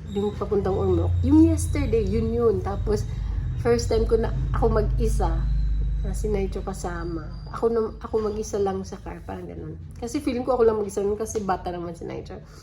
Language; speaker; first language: Filipino; non-native, local second language; Waray